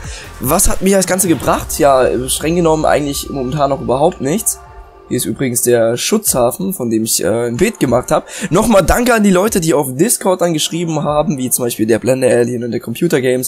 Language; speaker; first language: German; native; German